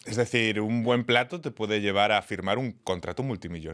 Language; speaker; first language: Spanish; native; Spanish